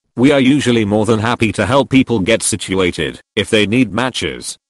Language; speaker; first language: English; early bilingual, other home language; Serbian